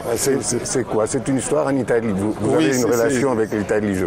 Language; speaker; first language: French; non-native, fluent; Greek